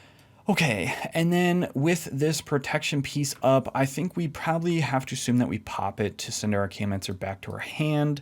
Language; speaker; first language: English; native; English